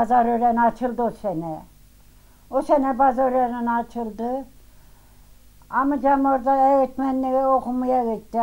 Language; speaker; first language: Turkish; native; Turkish